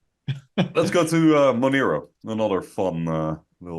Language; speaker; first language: English; non-native, fluent; Dutch